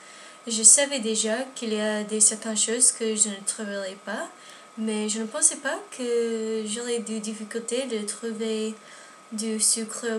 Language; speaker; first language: French; non-native, learner; English